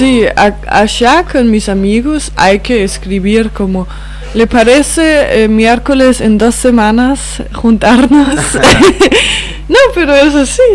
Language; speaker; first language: Spanish; non-native, fluent; Danish